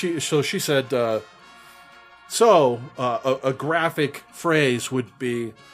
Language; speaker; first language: English; native; English